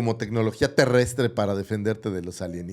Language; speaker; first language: Spanish; native; Spanish